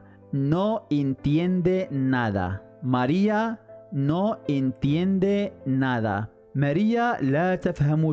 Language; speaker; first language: Spanish; non-native, fluent; Arabic